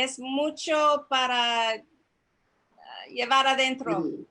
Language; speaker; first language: Spanish; non-native, fluent; English